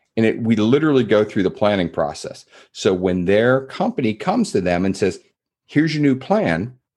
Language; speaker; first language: English; native; English